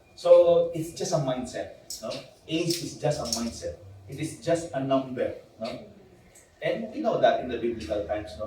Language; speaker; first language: English; non-native, local second language; Filipino